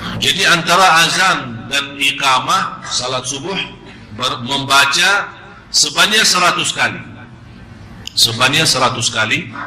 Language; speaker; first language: Malay; non-native, fluent; Arabic